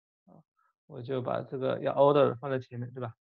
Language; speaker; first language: Chinese; native; Chinese